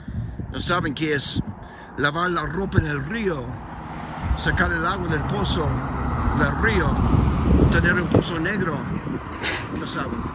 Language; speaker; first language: Spanish; non-native, fluent; English